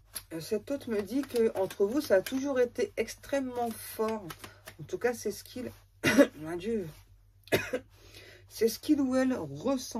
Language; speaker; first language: French; native; French